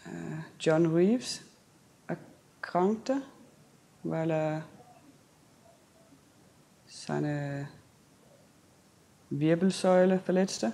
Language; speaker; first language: German; non-native, fluent; Danish